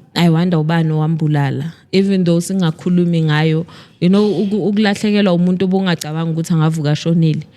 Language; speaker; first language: Zulu; native; Zulu